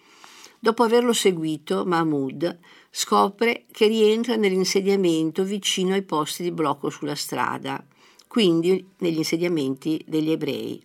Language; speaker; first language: Italian; native; Italian